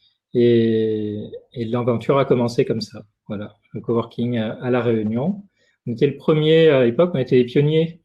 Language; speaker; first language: French; native; French